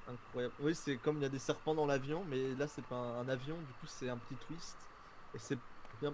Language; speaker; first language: French; native; French